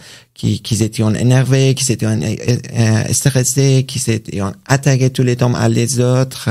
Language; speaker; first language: French; non-native, learner; Persian